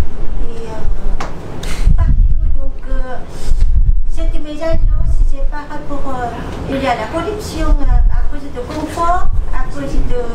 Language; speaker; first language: French; non-native, fluent; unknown